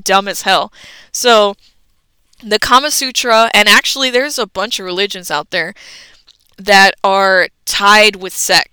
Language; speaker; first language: English; native; English